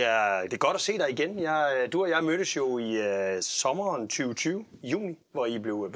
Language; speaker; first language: Danish; native; Danish